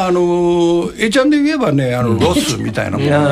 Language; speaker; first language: Japanese; native; Japanese